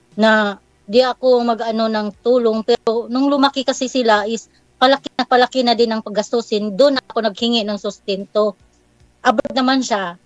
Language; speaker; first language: Filipino; non-native, local second language; Cebuano